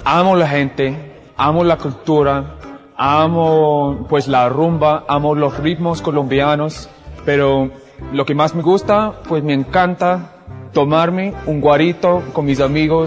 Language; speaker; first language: Spanish; non-native, fluent; English